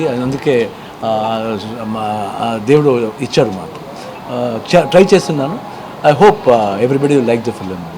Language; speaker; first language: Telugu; non-native, learner; Kannada